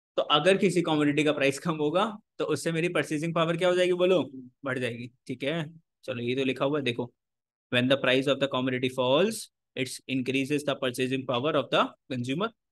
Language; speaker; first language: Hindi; native; Hindi